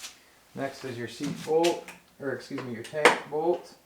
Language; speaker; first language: English; native; English